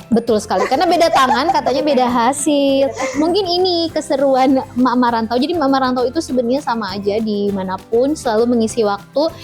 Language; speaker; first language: Indonesian; native; Indonesian